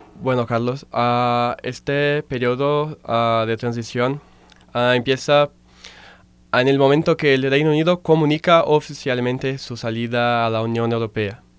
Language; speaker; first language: Spanish; non-native, fluent; Portuguese